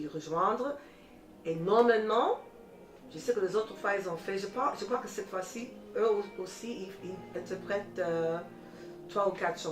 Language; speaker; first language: French; non-native, fluent; English